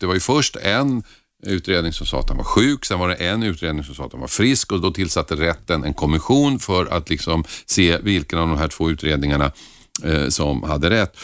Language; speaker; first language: Swedish; native; Swedish